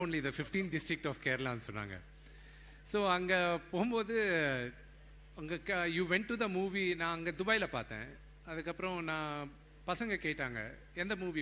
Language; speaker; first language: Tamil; non-native, local second language; Telugu